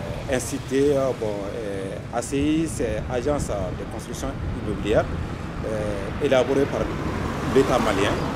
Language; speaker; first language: French; non-native, local second language; Bambara